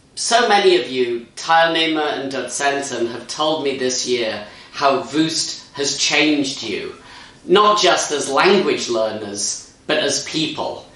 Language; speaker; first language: English; native; English